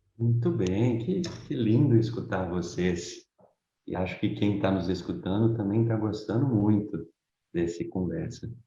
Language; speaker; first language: Portuguese; native; Portuguese